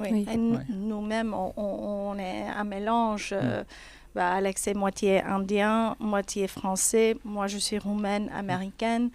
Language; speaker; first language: French; non-native, fluent; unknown